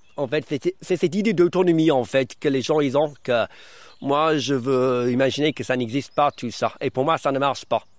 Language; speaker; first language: French; early bilingual, other home language; English